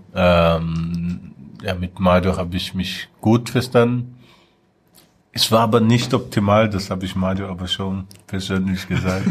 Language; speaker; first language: German; non-native, fluent; Portuguese